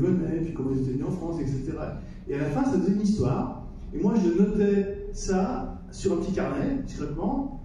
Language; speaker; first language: French; native; French